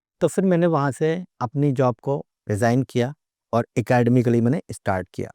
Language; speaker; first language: Hindi; native; Hindi